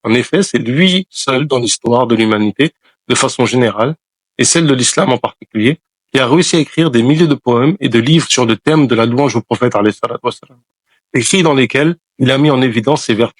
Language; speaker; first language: French; non-native, local second language; Wolof